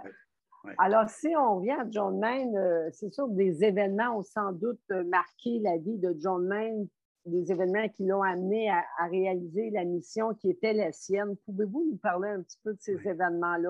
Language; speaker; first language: French; native; French